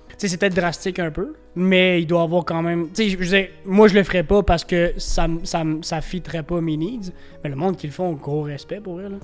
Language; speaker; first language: French; native; French